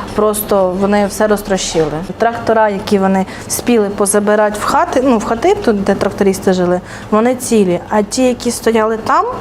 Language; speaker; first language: Ukrainian; non-native, local second language; Russian